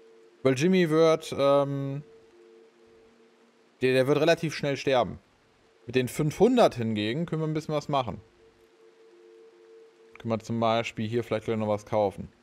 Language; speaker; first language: German; native; German